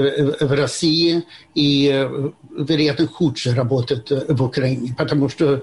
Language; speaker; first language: Russian; non-native, fluent; Swedish